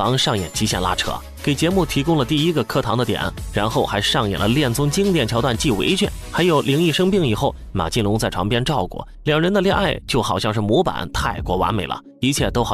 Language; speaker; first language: Chinese; native; Chinese